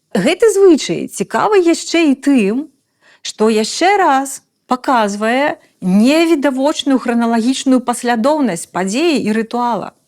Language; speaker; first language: Belarusian; native; Belarusian